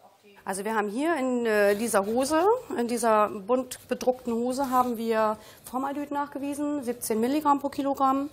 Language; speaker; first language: German; native; German